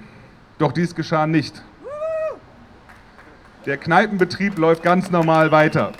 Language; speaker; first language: German; native; German